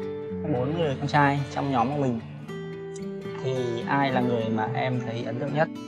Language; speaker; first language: Vietnamese; native; Vietnamese